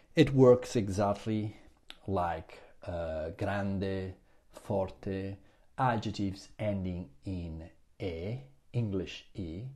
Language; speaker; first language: English; non-native, fluent; Italian